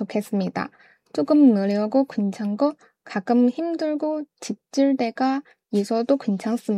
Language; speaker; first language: Korean; non-native, learner; Chinese